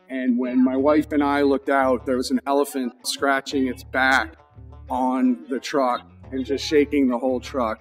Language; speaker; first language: English; native; English